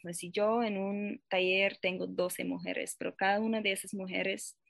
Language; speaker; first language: Spanish; non-native, fluent; English